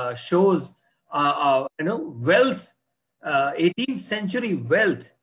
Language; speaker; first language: English; non-native, local second language; Hindi